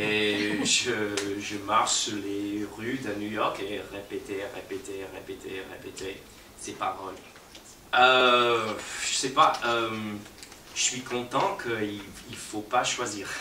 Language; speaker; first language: French; non-native, fluent; English